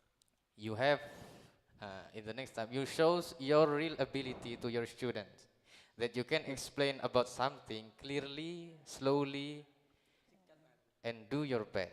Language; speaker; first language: English; non-native, learner; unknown